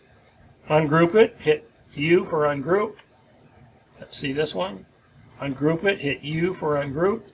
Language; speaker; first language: English; native; English